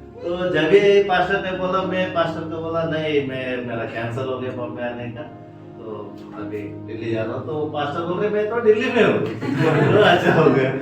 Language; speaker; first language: Hindi; non-native, local second language; Kannada